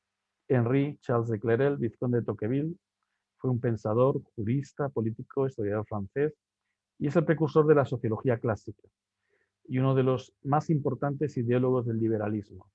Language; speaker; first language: Spanish; native; Spanish